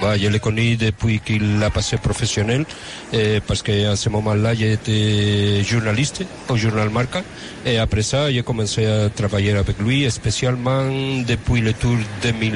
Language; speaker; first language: French; non-native, fluent; Spanish